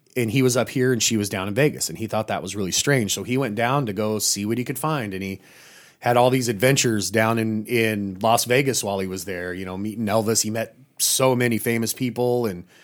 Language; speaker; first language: English; native; English